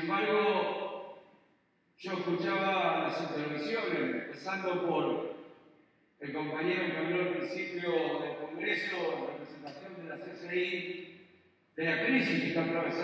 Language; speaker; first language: Spanish; native; Spanish